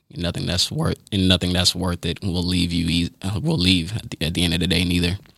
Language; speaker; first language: English; early bilingual, other home language; Haitian Creole